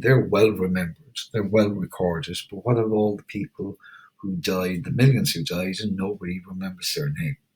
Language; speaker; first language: English; native; English